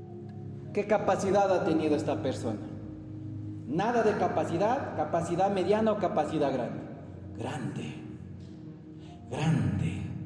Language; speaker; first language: Spanish; native; Spanish